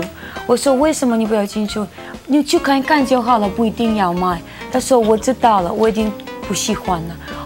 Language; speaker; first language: Chinese; non-native, learner; Russian